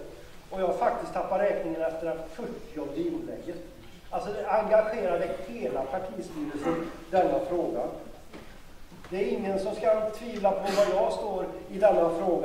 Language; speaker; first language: Swedish; native; Swedish